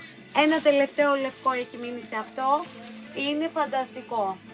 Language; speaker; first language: Greek; native; Greek